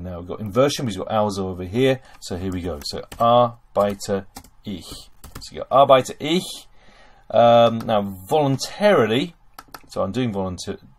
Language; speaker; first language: English; native; English